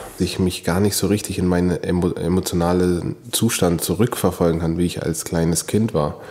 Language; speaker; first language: German; native; German